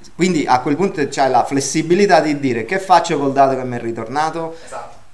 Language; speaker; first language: Italian; native; Italian